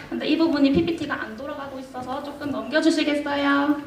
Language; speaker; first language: Korean; native; Korean